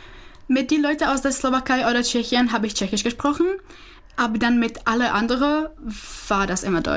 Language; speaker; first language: German; non-native, fluent; Czech